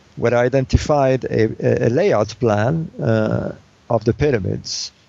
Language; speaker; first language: English; non-native, fluent; Arabic